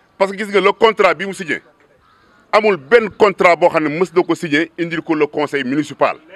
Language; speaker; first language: Wolof; native; Wolof